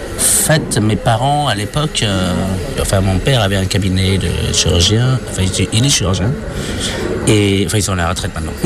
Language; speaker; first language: French; non-native, fluent; Khmer